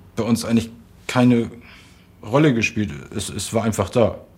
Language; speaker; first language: German; native; German